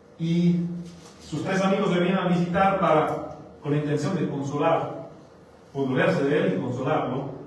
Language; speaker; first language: Spanish; non-native, fluent; German